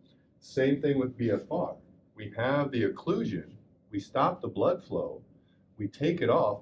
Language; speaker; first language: English; native; English